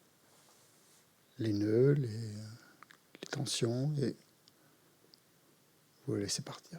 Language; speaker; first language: French; native; French